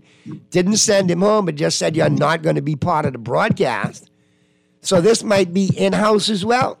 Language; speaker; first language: English; native; English